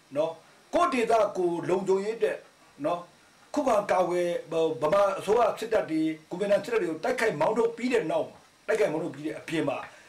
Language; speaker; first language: Burmese; non-native, local second language; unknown